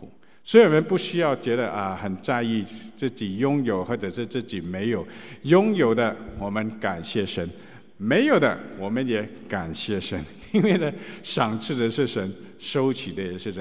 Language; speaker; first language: Chinese; native; Chinese